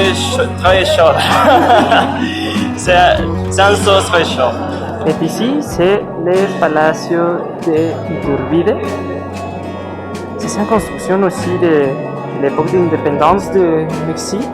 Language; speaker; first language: French; non-native, learner; Spanish